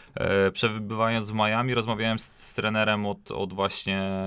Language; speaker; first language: Polish; native; Polish